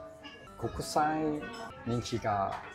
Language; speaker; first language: Japanese; non-native, learner; Chinese